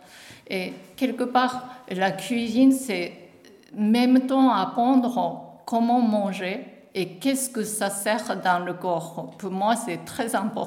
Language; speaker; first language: French; non-native, learner; Japanese